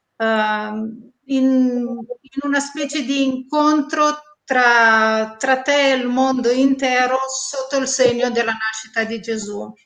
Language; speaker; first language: Italian; non-native, fluent; Romanian